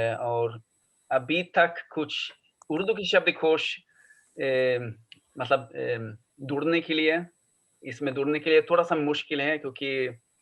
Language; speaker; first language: Hindi; non-native, learner; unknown